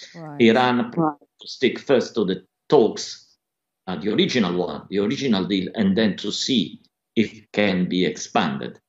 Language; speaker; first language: English; non-native, fluent; Italian